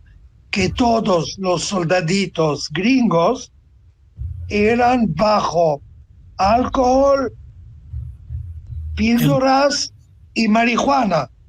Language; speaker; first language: Spanish; non-native, fluent; Italian